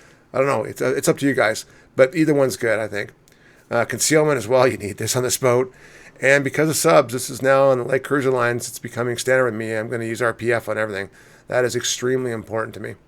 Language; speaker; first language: English; native; English